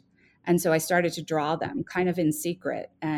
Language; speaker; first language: English; native; English